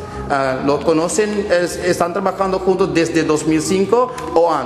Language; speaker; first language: Spanish; non-native, learner; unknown